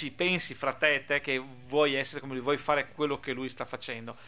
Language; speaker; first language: Italian; native; Italian